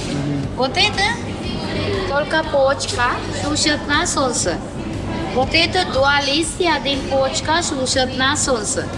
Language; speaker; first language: Russian; non-native, learner; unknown